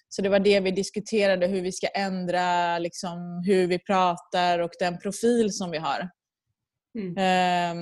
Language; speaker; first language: Swedish; early bilingual, other home language; Persian